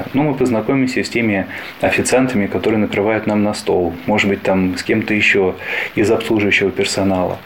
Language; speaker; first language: Russian; native; Russian